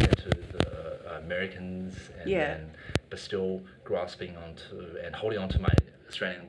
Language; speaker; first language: English; native; English